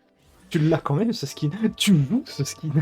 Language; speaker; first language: French; native; French